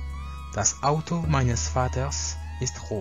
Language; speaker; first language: German; non-native, fluent; French